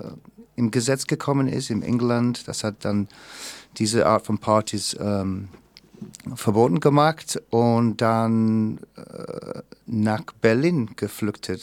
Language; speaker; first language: German; non-native, fluent; English